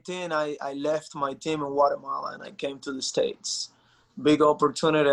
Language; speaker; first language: English; non-native, fluent; Spanish